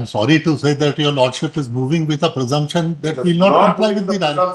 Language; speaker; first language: English; non-native, local second language; Hindi